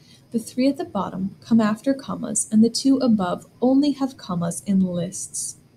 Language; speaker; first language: English; native; English